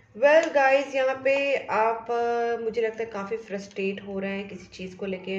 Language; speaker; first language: Hindi; non-native, local second language; Marathi